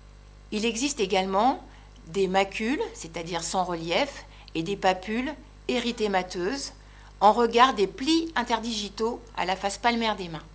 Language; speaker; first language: French; native; French